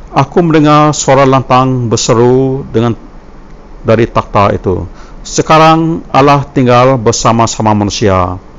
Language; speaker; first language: Malay; non-native, local second language; Iban